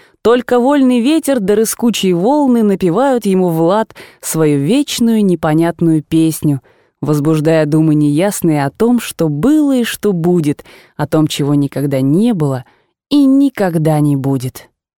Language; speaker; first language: Russian; native; Russian